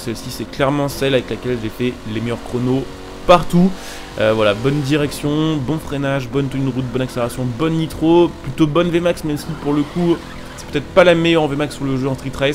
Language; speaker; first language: French; native; French